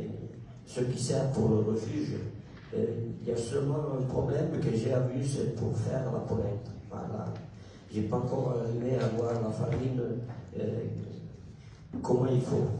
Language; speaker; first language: French; non-native, local second language; Italian